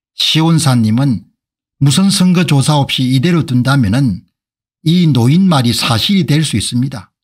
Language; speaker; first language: Korean; native; Korean